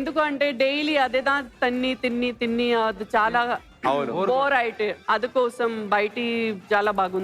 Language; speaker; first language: Telugu; non-native, learner; Kannada